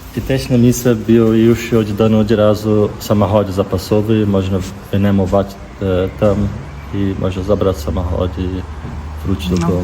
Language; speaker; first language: Polish; non-native, learner; Portuguese